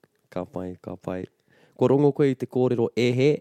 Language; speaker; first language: Māori; non-native, local second language; English